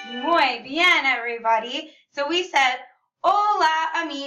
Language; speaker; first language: Spanish; non-native, learner; English